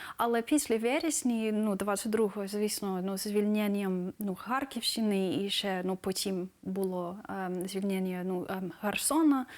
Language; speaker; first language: Ukrainian; non-native, fluent; English